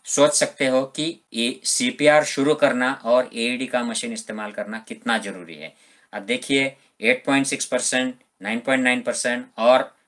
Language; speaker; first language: Hindi; non-native, local second language; Marathi